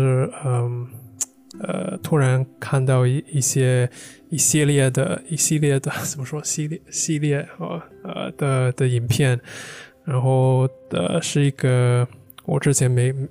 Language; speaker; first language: Chinese; non-native, fluent; English